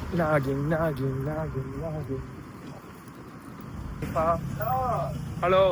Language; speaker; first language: Thai; non-native, learner; Japanese